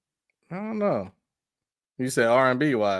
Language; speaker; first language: English; native; English